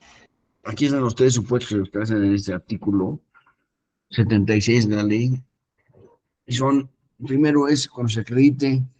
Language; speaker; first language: Spanish; native; Spanish